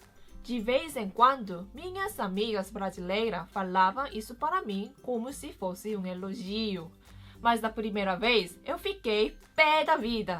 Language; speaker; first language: Portuguese; non-native, fluent; Korean